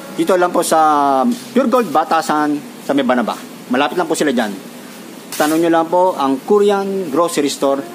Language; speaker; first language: Filipino; native; Filipino